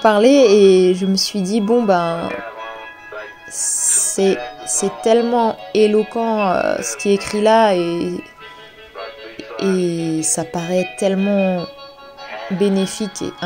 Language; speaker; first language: French; native; French